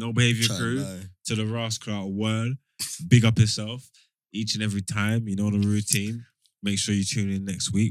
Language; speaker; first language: English; native; English